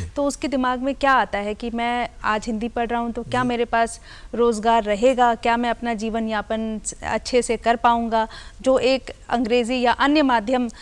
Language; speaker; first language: Hindi; native; Hindi